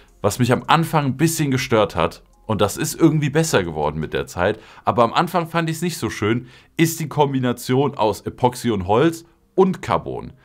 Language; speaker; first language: German; native; German